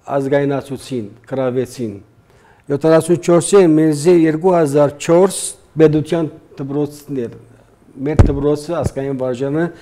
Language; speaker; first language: Armenian; early bilingual, heritage; Armenian